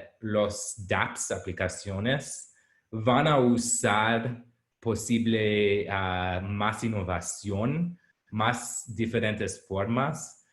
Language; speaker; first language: Spanish; non-native, learner; English